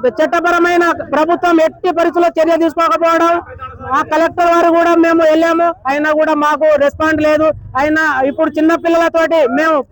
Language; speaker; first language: Telugu; non-native, local second language; Lambadi